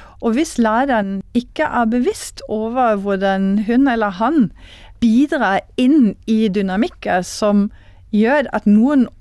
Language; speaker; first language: Norwegian; non-native, fluent; German